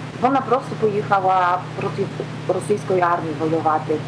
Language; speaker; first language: Ukrainian; non-native, learner; Polish